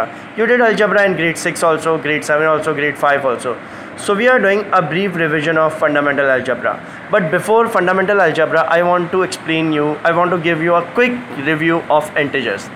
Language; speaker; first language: English; non-native, local second language; Hindi